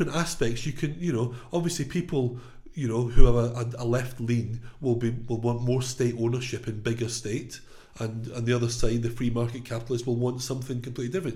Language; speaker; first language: English; native; English